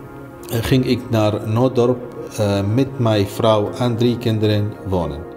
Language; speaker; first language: Dutch; non-native, learner; Arabic